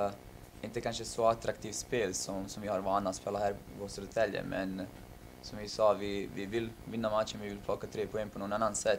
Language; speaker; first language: Swedish; non-native, fluent; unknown